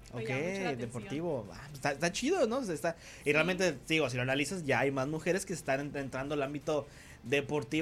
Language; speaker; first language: Spanish; native; Spanish